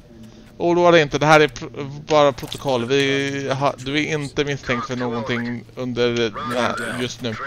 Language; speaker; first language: Swedish; native; Swedish